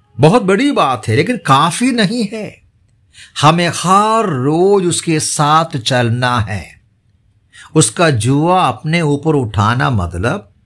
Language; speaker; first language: Hindi; non-native, local second language; Malayalam